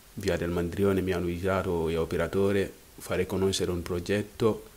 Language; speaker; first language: Italian; non-native, fluent; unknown